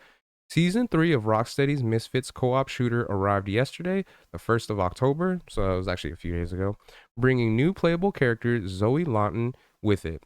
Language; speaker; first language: English; native; English